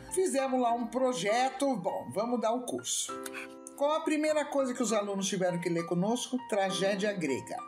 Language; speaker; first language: Portuguese; native; Portuguese